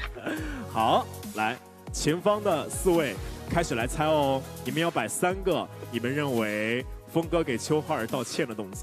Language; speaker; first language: Chinese; native; Chinese